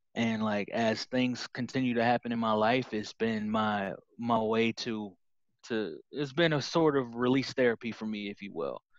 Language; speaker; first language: English; native; English